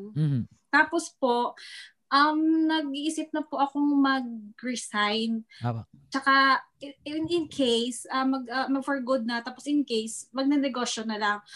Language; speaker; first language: Filipino; non-native, local second language; Hiligaynon